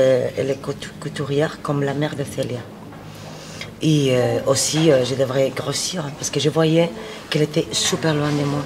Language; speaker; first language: French; non-native, fluent; Spanish